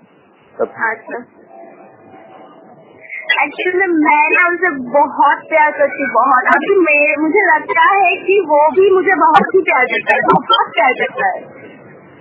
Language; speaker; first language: Hindi; non-native, local second language; Bangla